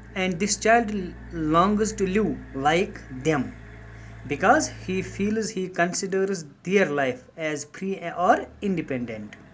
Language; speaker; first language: English; non-native, local second language; Urdu